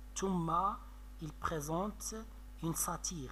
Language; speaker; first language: French; non-native, local second language; Arabic